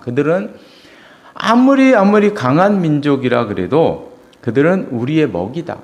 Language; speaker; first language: Korean; native; Korean